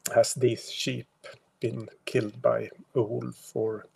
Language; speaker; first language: English; non-native, fluent; Swedish